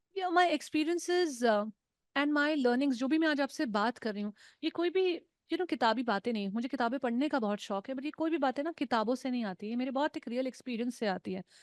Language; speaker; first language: Hindi; non-native, local second language; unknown